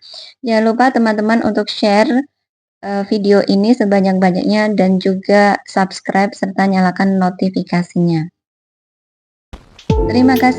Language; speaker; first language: Indonesian; native; Indonesian